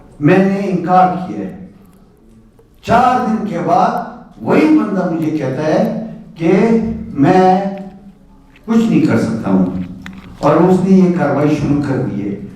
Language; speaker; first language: Urdu; non-native, local second language; Pashto